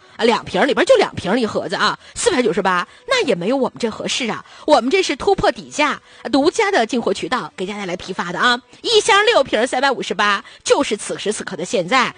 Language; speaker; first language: Chinese; native; Chinese